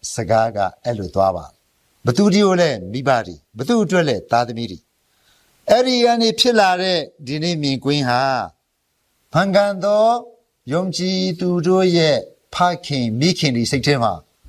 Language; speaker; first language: Burmese; non-native, local second language; Hakha Chin